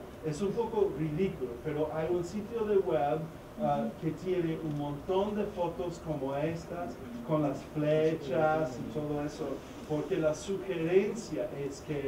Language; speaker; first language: Spanish; non-native, fluent; English